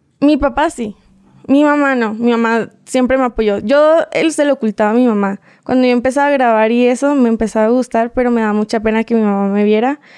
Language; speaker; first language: Spanish; native; Spanish